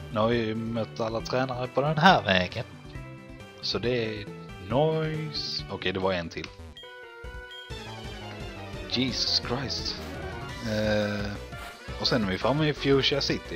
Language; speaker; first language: Swedish; native; Swedish